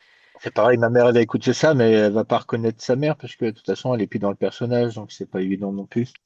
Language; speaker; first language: French; native; French